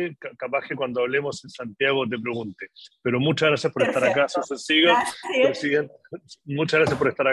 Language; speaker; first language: Spanish; native; Spanish